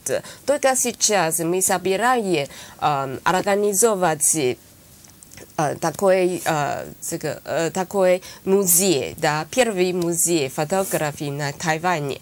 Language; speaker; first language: Russian; non-native, learner; Chinese